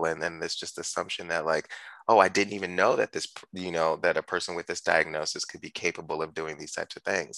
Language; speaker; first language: English; native; English